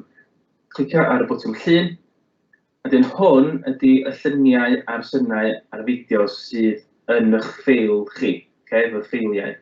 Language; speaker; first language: Welsh; native; Welsh